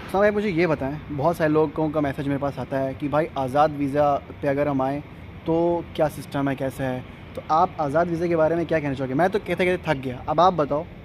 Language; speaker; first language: Hindi; native; Hindi